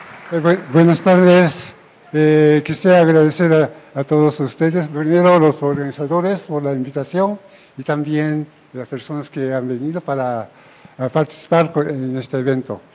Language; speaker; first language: Spanish; non-native, fluent; Japanese